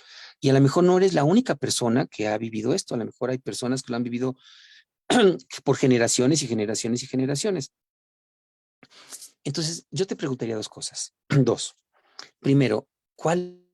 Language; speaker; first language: Spanish; native; Spanish